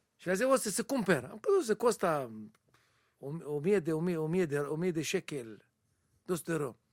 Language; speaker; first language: Romanian; non-native, learner; Hebrew